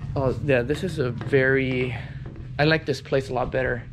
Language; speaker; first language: English; early bilingual, other home language; Vietnamese